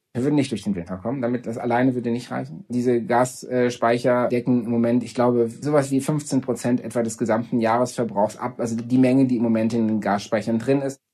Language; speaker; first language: German; native; German